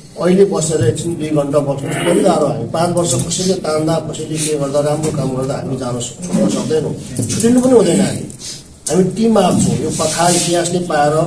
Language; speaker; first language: Nepali; native; Nepali